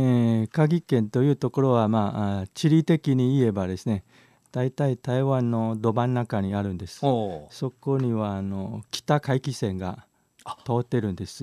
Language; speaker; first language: Japanese; non-native, fluent; Chinese